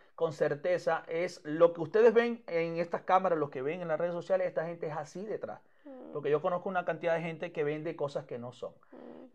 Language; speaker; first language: Spanish; native; Spanish